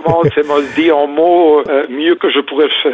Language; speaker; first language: French; native; French